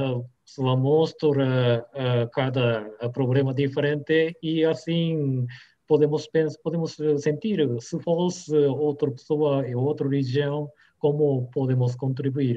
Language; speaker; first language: Portuguese; non-native, learner; Japanese